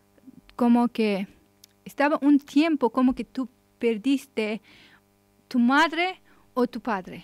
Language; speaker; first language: Spanish; non-native, learner; Persian